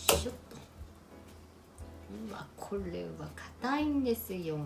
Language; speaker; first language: Japanese; native; Japanese